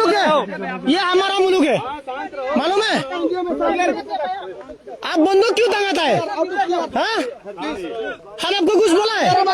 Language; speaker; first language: Hindi; non-native, learner; Bangla